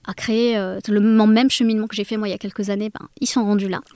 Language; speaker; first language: French; native; French